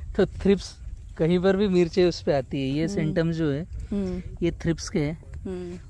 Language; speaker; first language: Hindi; native; Hindi